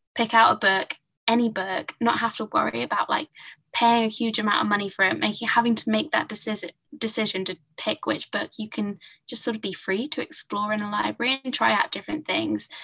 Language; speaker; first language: English; native; English